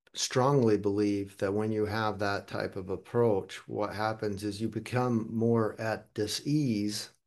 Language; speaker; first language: English; early bilingual, other home language; German